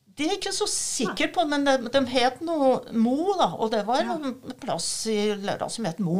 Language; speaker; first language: Norwegian; non-native, fluent; French